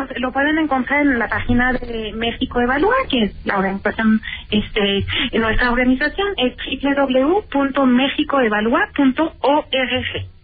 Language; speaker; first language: Spanish; native; Spanish